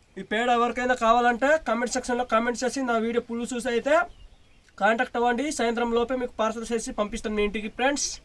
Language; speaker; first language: Telugu; non-native, local second language; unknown